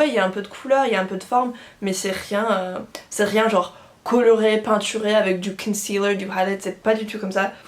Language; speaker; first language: French; non-native, fluent; English